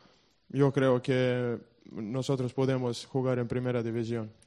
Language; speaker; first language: Spanish; non-native, learner; Serbian